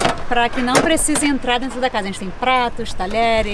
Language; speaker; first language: Portuguese; native; Portuguese